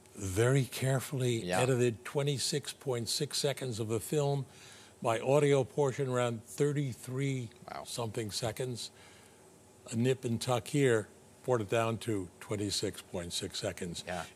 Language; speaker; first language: English; native; English